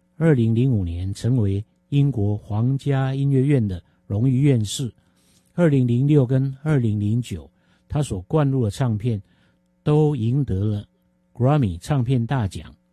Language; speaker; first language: Chinese; native; Chinese